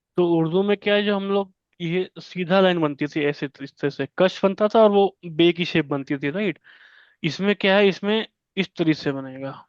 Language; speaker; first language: Hindi; native; Hindi